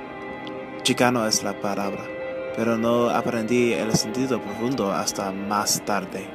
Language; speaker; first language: Spanish; early bilingual, heritage; Spanish